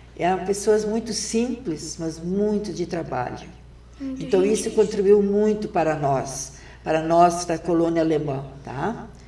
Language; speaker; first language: Portuguese; non-native, local second language; German